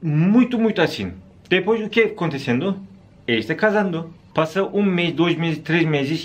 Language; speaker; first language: Portuguese; non-native, learner; Turkish